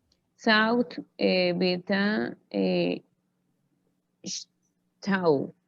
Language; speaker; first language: German; non-native, learner; Spanish